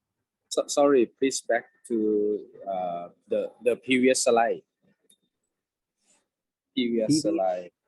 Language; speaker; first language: English; non-native, fluent; Thai